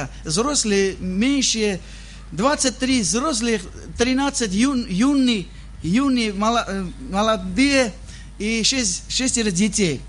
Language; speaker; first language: Russian; non-native, fluent; Armenian